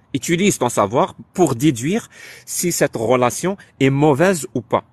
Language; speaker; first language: French; non-native, local second language; Arabic